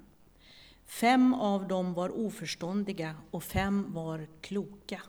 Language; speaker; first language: Swedish; native; Swedish